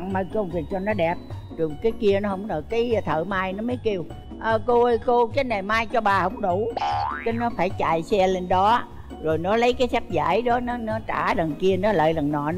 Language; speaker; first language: Vietnamese; native; Vietnamese